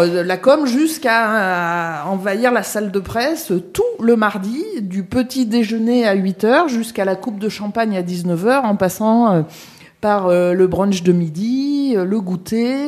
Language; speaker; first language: French; native; French